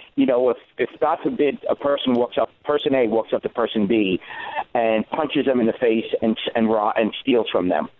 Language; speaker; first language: English; native; English